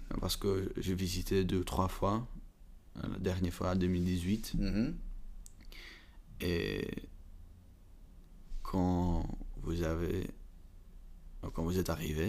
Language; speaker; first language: French; non-native, learner; Dutch